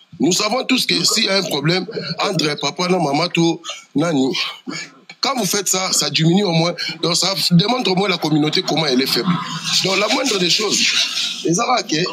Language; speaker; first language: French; non-native, local second language; Lingala